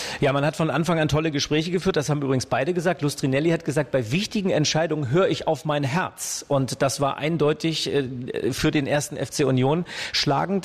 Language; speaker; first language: German; native; German